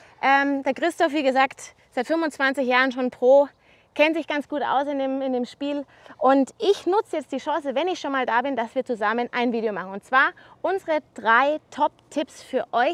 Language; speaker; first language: German; native; German